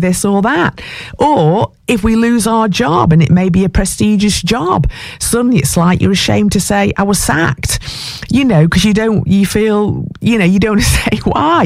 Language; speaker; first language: English; native; English